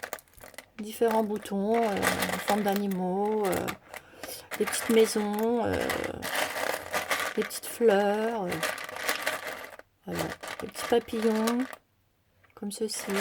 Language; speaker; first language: French; native; French